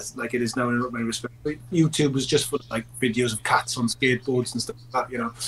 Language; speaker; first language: English; native; English